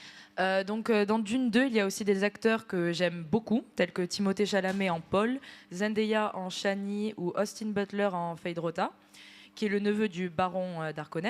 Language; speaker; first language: French; native; French